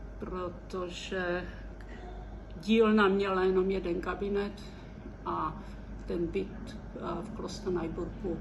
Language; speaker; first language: Czech; early bilingual, heritage; Czech